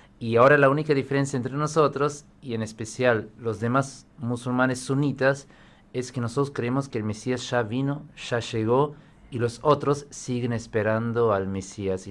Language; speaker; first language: Spanish; non-native, fluent; Urdu